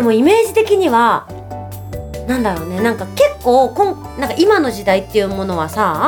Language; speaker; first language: Japanese; native; Japanese